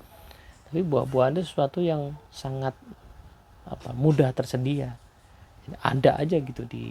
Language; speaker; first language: Indonesian; native; Indonesian